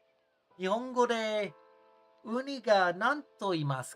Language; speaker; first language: Japanese; non-native, learner; English